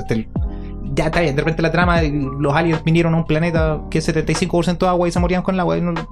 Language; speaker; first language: Spanish; native; Spanish